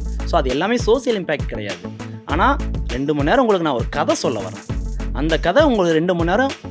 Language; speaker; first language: Tamil; native; Tamil